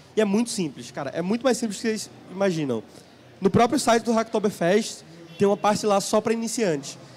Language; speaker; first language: Portuguese; native; Portuguese